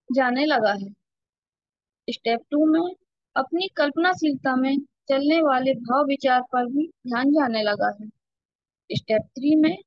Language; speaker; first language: Hindi; native; Hindi